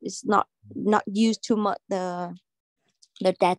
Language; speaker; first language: English; non-native, learner; Vietnamese